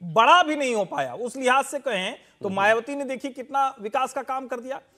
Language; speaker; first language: Hindi; native; Hindi